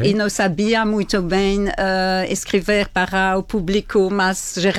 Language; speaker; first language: Portuguese; non-native, learner; French